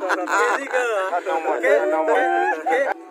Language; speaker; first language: English; non-native, learner; Thai